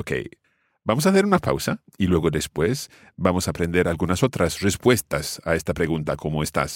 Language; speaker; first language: Spanish; non-native, fluent; English